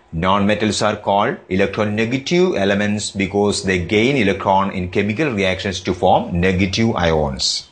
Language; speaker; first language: English; non-native, local second language; Malayalam